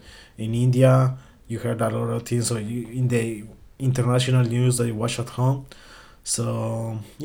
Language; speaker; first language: English; non-native, learner; Spanish